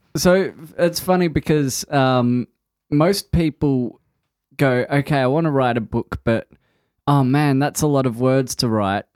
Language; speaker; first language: English; native; English